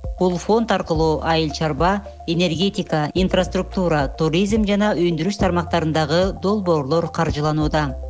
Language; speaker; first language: Kyrgyz; native; Kyrgyz